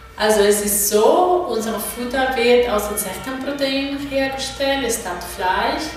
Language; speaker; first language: German; non-native, fluent; Spanish